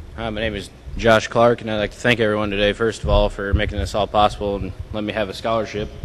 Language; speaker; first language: English; native; English